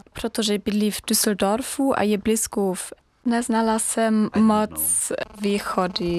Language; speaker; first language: Czech; non-native, learner; German